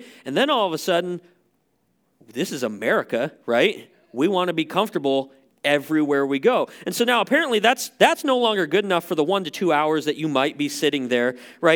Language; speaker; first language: English; native; English